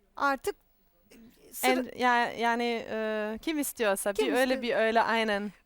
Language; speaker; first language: Turkish; non-native, fluent; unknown